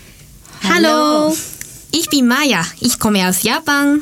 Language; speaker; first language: German; non-native, learner; Japanese